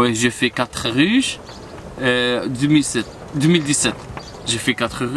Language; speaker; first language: French; non-native, learner; Arabic